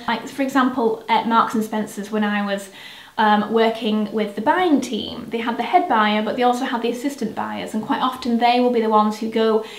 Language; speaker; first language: English; native; English